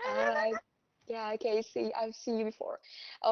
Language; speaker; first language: English; non-native, fluent; Vietnamese